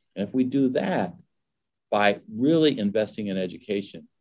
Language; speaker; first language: English; native; English